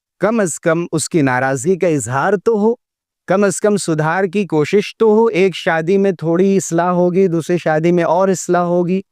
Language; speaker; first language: Urdu; native; Urdu